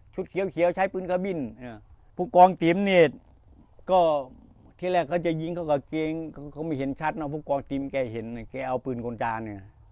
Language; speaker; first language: Thai; native; Thai